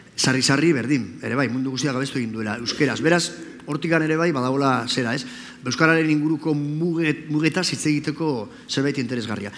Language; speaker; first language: Basque; non-native, local second language; Spanish